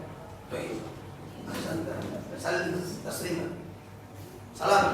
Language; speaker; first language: Arabic; non-native, learner; Indonesian